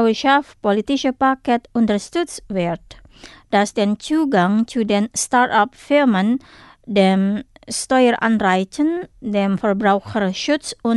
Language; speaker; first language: German; non-native, fluent; Indonesian